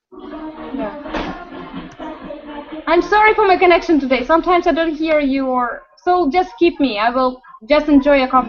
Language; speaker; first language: English; non-native, fluent; Russian